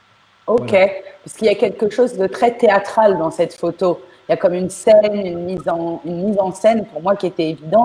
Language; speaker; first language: French; native; French